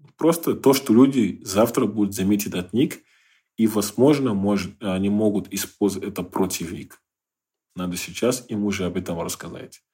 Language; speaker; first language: Russian; non-native, fluent; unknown